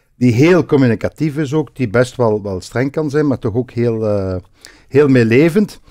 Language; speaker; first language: Dutch; native; Dutch